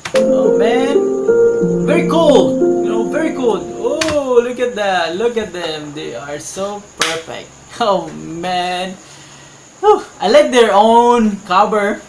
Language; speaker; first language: English; non-native, local second language; Cebuano